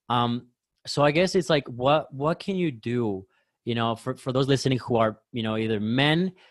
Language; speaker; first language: English; early bilingual, other home language; Spanish